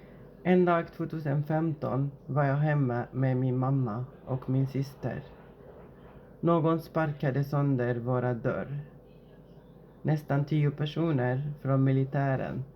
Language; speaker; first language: Swedish; non-native, fluent; Arabic